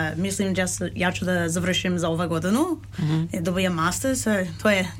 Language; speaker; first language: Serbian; early bilingual, heritage; Serbian